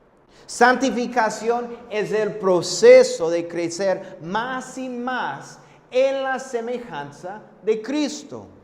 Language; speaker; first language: Spanish; non-native, fluent; English